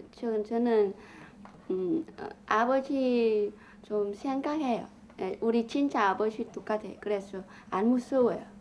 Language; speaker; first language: Korean; non-native, learner; Vietnamese